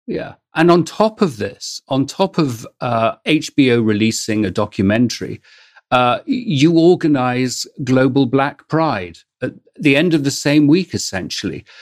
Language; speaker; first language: English; native; English